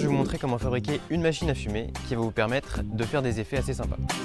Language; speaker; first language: French; native; French